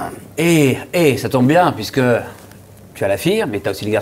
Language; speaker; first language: French; native; French